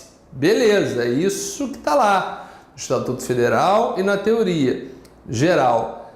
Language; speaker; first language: Portuguese; native; Portuguese